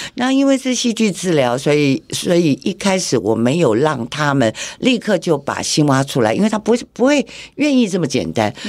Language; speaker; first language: Chinese; native; Chinese